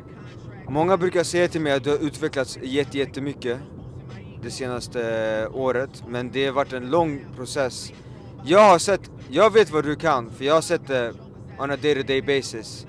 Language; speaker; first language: Swedish; native; Swedish